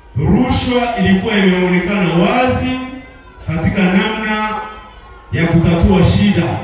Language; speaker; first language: Swahili; non-native, local second language; Nande